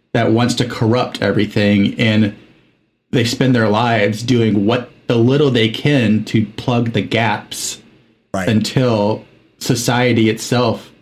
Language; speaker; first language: English; early bilingual, other home language; Spanish